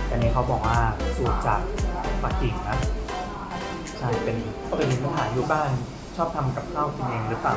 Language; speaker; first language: Thai; native; Thai